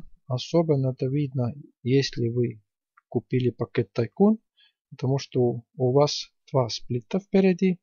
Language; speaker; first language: Russian; non-native, fluent; Estonian